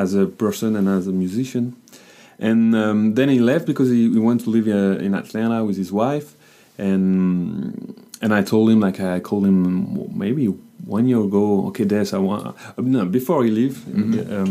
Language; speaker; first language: English; non-native, fluent; French